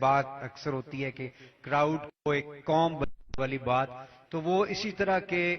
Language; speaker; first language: Urdu; native; Urdu